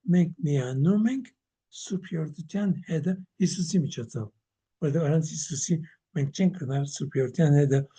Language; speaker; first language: Armenian; early bilingual, heritage; Armenian